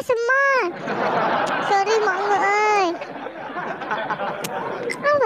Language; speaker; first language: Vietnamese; non-native, learner; Indonesian